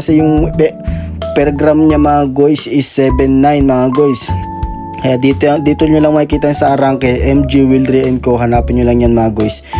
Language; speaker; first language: Filipino; native; Filipino